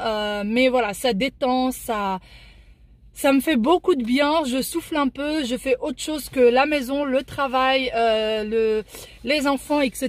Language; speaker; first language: French; native; French